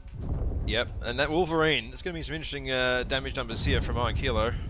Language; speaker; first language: English; native; English